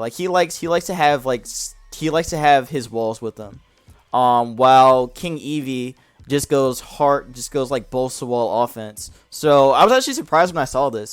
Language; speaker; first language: English; native; English